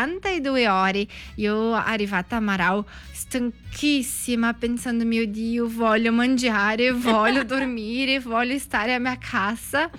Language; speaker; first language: Italian; non-native, learner; Portuguese